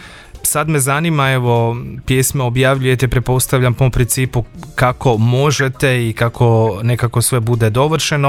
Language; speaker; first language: Croatian; native; Croatian